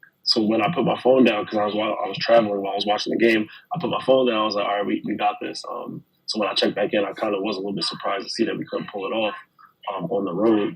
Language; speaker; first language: English; native; English